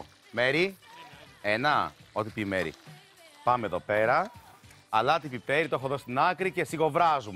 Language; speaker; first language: Greek; native; Greek